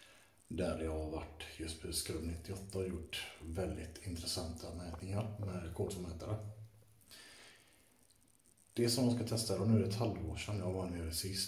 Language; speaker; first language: Swedish; native; Swedish